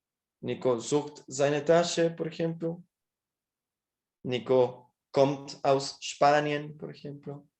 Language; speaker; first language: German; non-native, fluent; Spanish